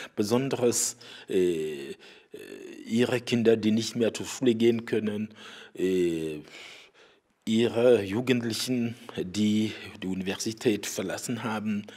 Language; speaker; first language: German; non-native, fluent; Rundi